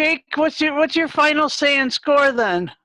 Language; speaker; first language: English; native; English